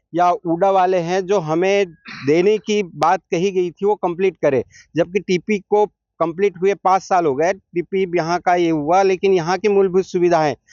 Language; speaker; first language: Hindi; native; Hindi